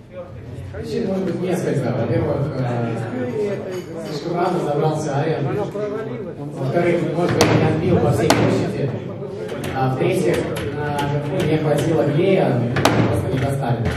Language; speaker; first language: Russian; native; Russian